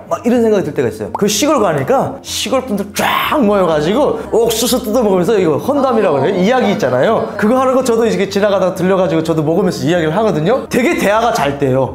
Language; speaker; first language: Korean; native; Korean